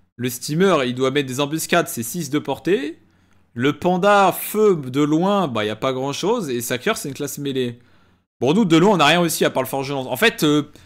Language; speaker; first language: French; native; French